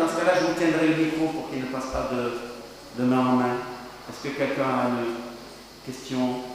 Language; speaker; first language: French; native; French